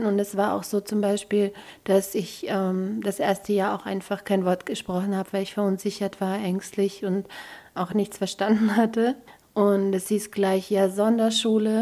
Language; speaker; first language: German; early bilingual, other home language; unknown